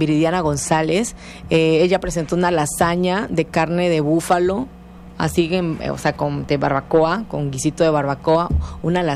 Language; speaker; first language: Spanish; native; Spanish